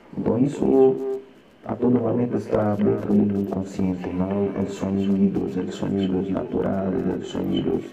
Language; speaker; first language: Spanish; non-native, learner; Portuguese